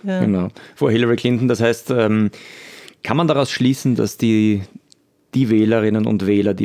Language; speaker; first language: German; native; German